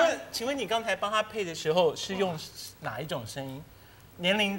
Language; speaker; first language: Chinese; native; Chinese